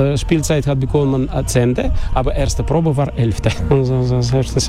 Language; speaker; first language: German; non-native, learner; Russian